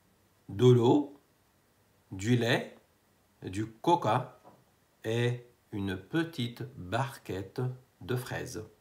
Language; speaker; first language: French; non-native, fluent; Arabic